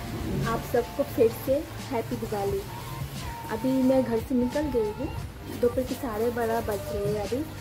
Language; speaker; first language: Hindi; non-native, local second language; Bangla